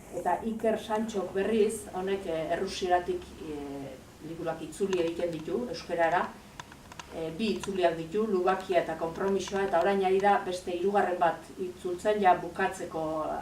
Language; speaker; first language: Basque; native; Basque